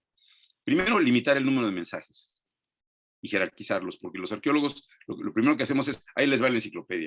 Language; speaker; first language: Spanish; native; Spanish